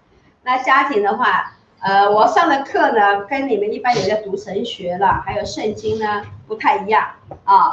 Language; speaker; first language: Chinese; native; Chinese